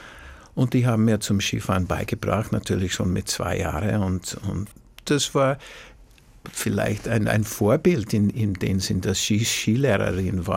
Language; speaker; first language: German; non-native, fluent; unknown